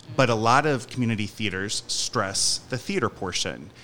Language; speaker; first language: English; native; English